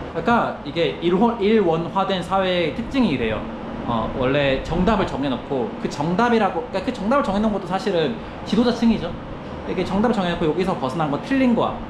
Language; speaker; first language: Korean; native; Korean